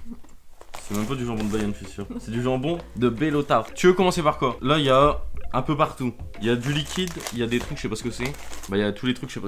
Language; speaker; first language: French; native; French